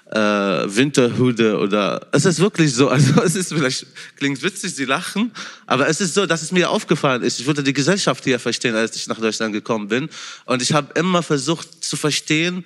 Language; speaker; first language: German; non-native, fluent; Arabic